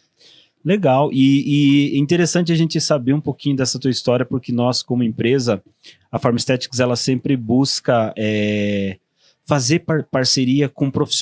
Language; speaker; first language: Portuguese; native; Portuguese